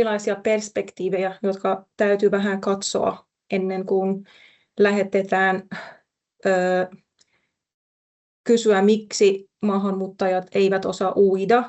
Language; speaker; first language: Finnish; non-native, fluent; Persian